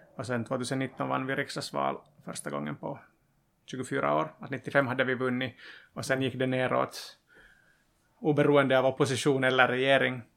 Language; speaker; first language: Swedish; non-native, local second language; Finnish